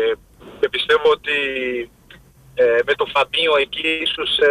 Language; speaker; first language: Greek; non-native, fluent; Portuguese